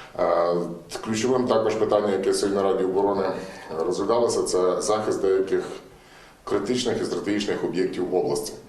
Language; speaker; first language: Ukrainian; native; Ukrainian